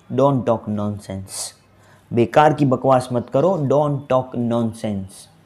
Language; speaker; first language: Hindi; native; Hindi